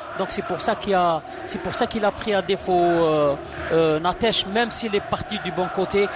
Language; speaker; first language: French; non-native, local second language; Arabic